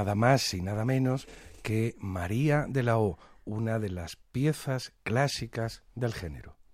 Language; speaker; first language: Spanish; native; Spanish